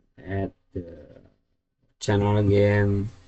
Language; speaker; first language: English; non-native, learner; Indonesian